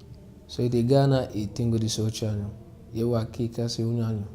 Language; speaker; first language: Spanish; non-native, learner; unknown